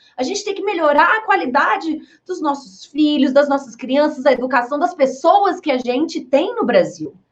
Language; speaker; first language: Portuguese; early bilingual, heritage; Portuguese